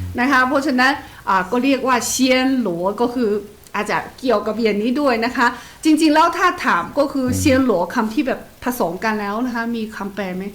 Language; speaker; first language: Thai; non-native, fluent; Chinese